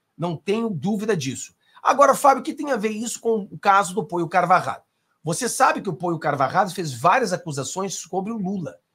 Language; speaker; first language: Portuguese; non-native, fluent; Spanish